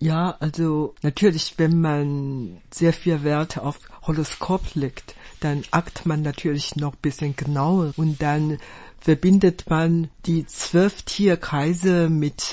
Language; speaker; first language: German; non-native, fluent; Chinese